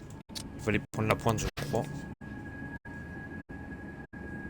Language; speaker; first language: French; native; French